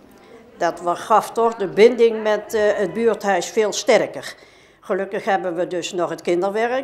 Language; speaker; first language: Dutch; native; Dutch